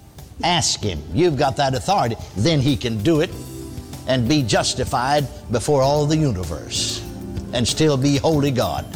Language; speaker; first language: English; native; English